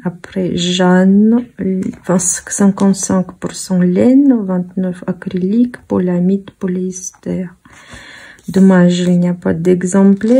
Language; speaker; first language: French; non-native, fluent; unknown